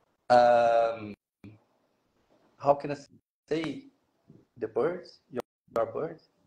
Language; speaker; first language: English; non-native, learner; Portuguese